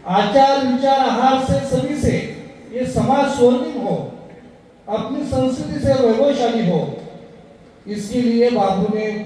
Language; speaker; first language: Hindi; non-native, local second language; Marathi